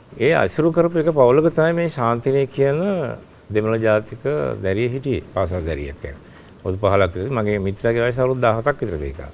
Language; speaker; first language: Sinhala; native; Sinhala